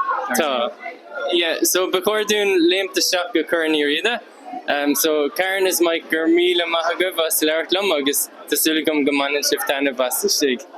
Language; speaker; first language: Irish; non-native, local second language; English